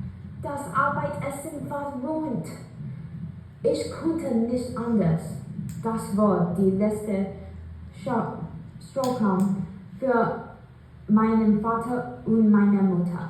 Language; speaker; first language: German; non-native, learner; English